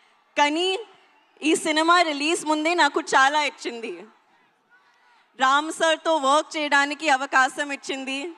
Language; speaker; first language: Telugu; non-native, learner; Hindi